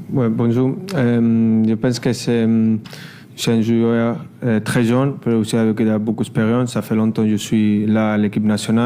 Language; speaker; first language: French; non-native, learner; Spanish